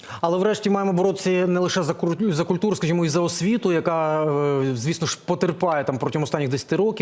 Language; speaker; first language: Ukrainian; native; Ukrainian